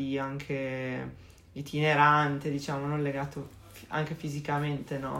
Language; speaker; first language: Italian; native; Italian